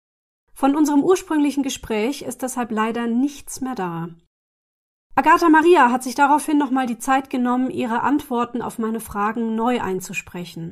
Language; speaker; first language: German; native; German